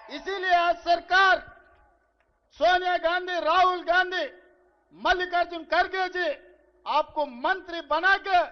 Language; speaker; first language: Hindi; non-native, local second language; Telugu